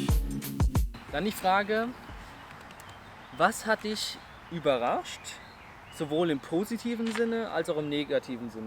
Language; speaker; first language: German; native; German